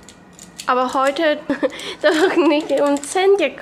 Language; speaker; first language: German; non-native, learner; Korean